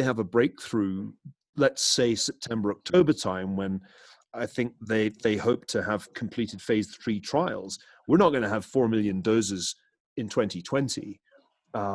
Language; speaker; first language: English; native; English